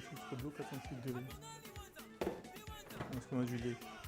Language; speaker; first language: French; native; French